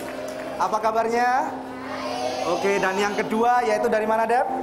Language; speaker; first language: Indonesian; native; Indonesian